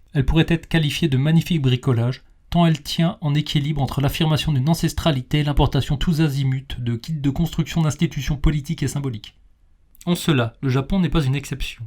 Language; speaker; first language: French; native; French